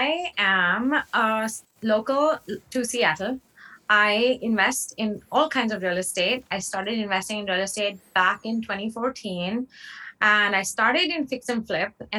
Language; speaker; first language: English; non-native, local second language; Hindi